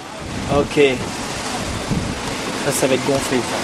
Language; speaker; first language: French; native; French